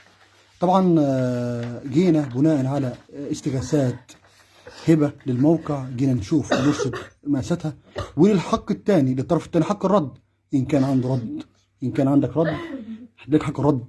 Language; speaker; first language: Arabic; native; Arabic